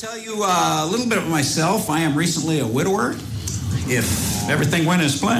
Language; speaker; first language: English; native; English